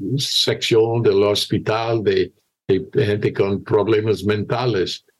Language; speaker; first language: Spanish; non-native, fluent; English